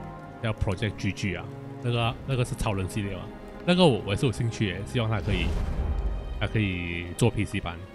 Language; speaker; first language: Chinese; native; Chinese